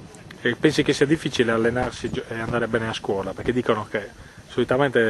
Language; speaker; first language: Italian; native; Italian